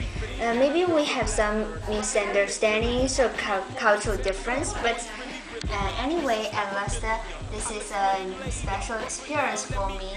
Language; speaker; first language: English; non-native, learner; Chinese